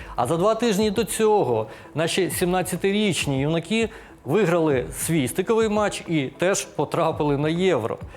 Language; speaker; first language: Ukrainian; native; Ukrainian